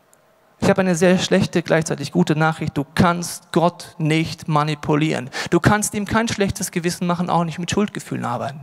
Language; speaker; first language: German; native; German